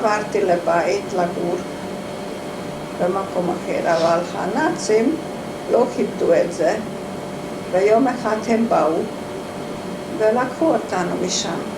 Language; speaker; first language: Hebrew; non-native, fluent; Hungarian